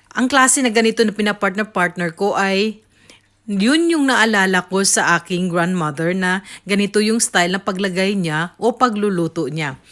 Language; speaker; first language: Filipino; non-native, local second language; Cebuano